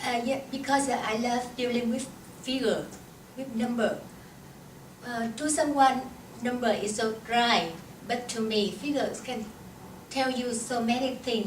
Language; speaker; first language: English; non-native, learner; Vietnamese